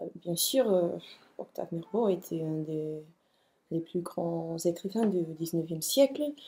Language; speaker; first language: French; non-native, fluent; English